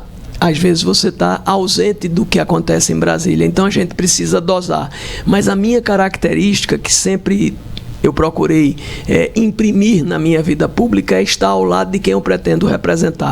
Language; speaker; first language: Portuguese; native; Portuguese